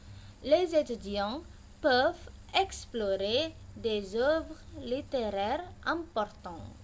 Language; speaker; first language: French; non-native, learner; Indonesian